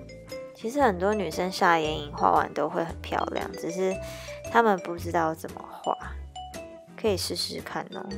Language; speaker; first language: Chinese; native; Chinese